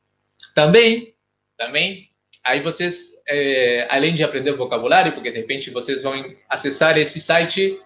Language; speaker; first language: Portuguese; non-native, fluent; Spanish